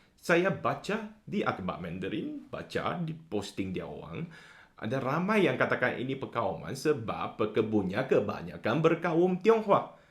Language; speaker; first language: Malay; non-native, local second language; Chinese